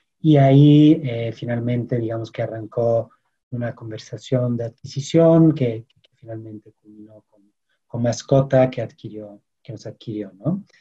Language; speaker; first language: Spanish; non-native, fluent; French